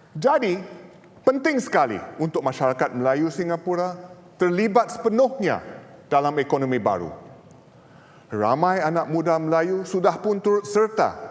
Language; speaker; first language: Malay; non-native, local second language; English